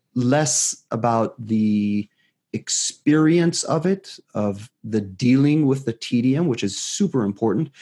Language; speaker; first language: English; non-native, fluent; Hebrew